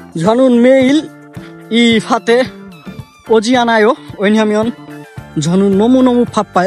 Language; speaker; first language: Korean; non-native, learner; Bangla